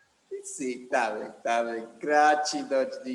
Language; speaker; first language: Portuguese; non-native, fluent; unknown